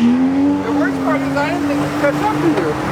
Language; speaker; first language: English; native; English